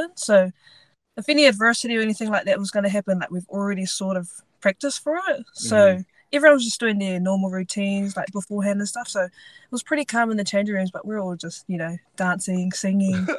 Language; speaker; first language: English; native; English